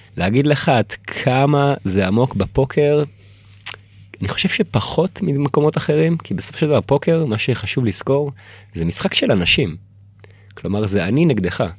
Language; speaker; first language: Hebrew; early bilingual, other home language; Russian